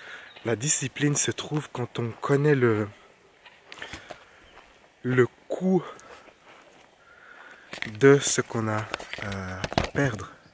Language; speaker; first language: French; non-native, fluent; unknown